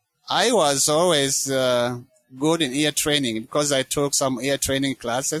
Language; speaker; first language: English; non-native, local second language; Kinyarwanda